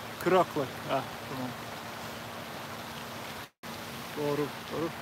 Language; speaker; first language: Turkish; non-native, learner; English